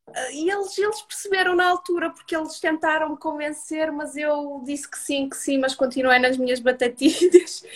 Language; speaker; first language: Portuguese; early bilingual, other home language; Russian